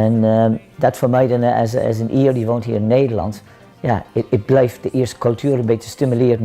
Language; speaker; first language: Dutch; non-native, fluent; English